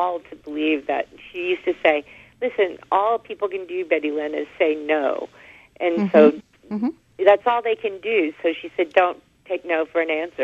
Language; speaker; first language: English; native; English